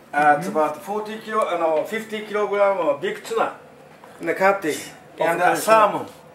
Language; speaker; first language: English; non-native, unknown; Japanese